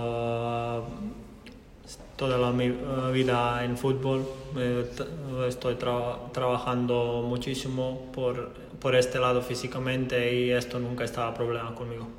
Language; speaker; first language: Spanish; non-native, learner; Croatian